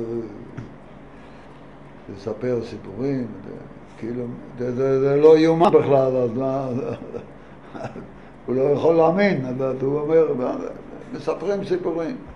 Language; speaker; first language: Hebrew; non-native, fluent; Yiddish